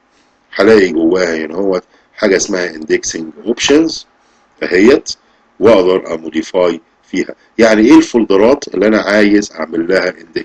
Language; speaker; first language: Arabic; native; Arabic